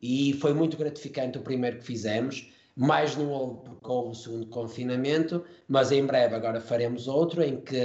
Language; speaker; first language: Portuguese; native; Portuguese